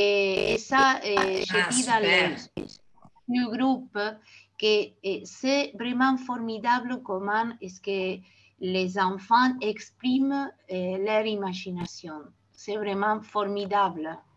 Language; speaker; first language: French; non-native, fluent; Spanish